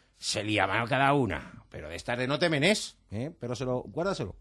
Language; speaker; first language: Spanish; native; Spanish